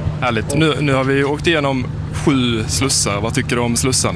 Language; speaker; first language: Swedish; native; Swedish